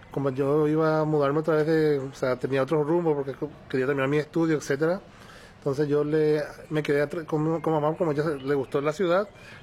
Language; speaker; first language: Spanish; native; Spanish